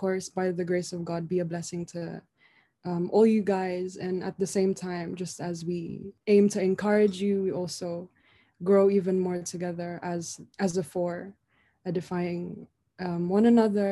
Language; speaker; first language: English; non-native, local second language; Hiligaynon